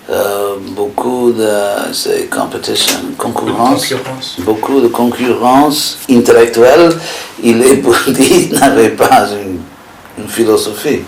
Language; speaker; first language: French; non-native, fluent; English